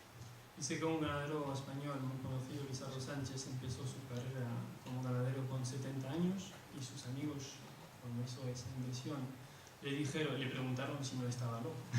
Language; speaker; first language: Spanish; non-native, fluent; French